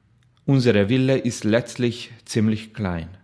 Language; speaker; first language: German; non-native, fluent; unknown